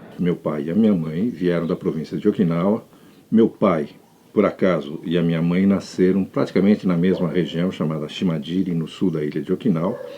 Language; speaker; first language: Portuguese; early bilingual, other home language; Japanese